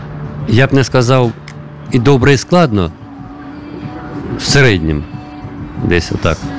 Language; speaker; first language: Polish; non-native, learner; Ukrainian